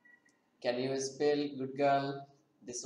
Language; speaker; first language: English; non-native, fluent; Bangla